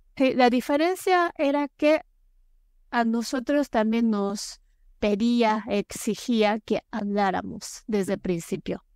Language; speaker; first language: Spanish; non-native, fluent; Japanese